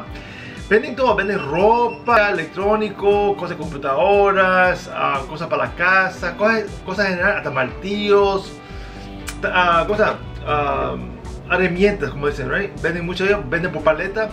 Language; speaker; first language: Spanish; early bilingual, heritage; Spanish